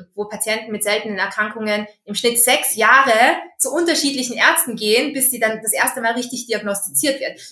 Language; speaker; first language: German; early bilingual, other home language; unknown